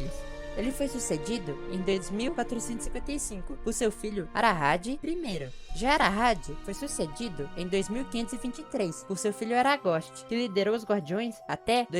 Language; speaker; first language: Portuguese; native; Portuguese